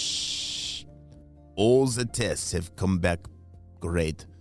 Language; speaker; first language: English; native; English